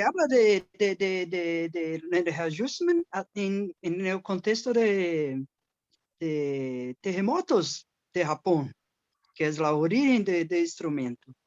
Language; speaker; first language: Spanish; non-native, learner; Portuguese